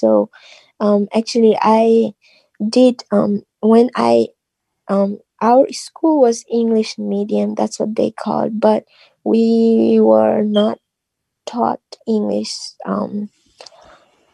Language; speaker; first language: English; non-native, local second language; Nepali